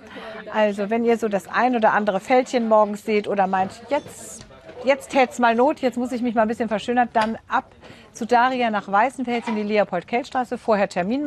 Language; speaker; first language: German; native; German